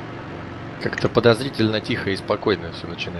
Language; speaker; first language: Russian; native; Russian